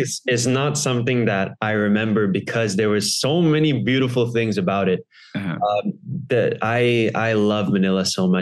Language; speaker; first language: English; native; English